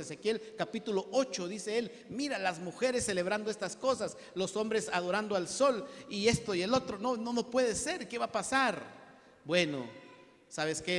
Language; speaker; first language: Spanish; native; Spanish